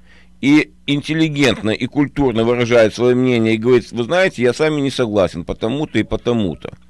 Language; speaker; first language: Russian; native; Russian